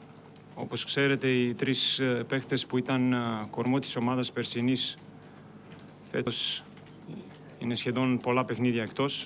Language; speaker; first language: Greek; non-native, fluent; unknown